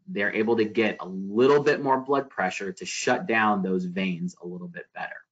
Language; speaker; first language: English; native; English